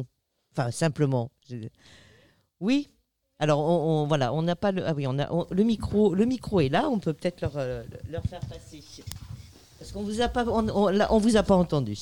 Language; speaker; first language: French; native; French